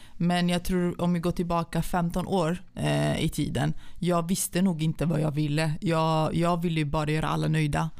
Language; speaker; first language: Swedish; early bilingual, other home language; Central Kurdish